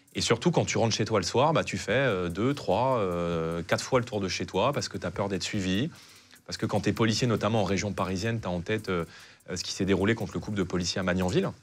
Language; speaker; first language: French; native; French